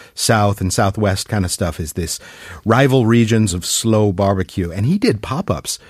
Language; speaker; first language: English; native; English